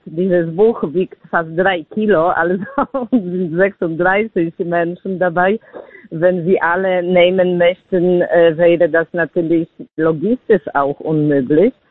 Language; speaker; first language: German; non-native, fluent; Polish